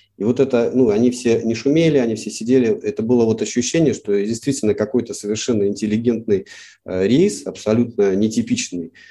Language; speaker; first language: Russian; native; Russian